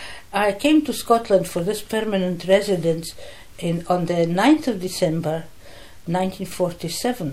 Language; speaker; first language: English; non-native, fluent; Polish